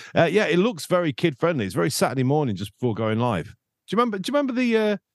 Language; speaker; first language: English; native; English